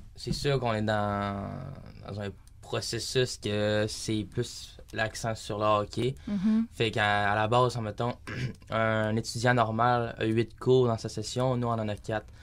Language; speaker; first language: French; native; French